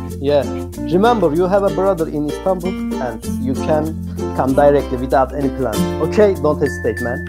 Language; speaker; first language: English; non-native, learner; Turkish